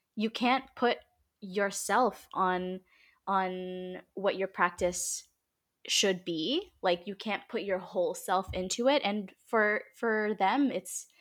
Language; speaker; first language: English; early bilingual, other home language; Filipino